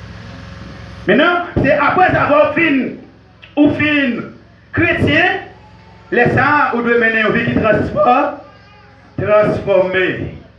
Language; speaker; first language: French; non-native, local second language; Haitian Creole